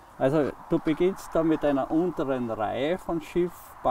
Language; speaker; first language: German; native; German